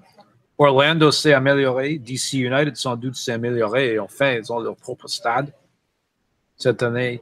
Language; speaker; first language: French; non-native, fluent; English